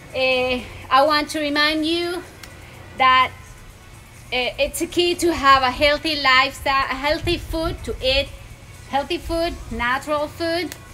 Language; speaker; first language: English; non-native, fluent; Spanish